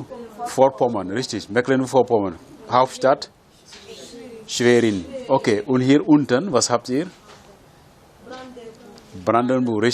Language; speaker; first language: German; non-native, fluent; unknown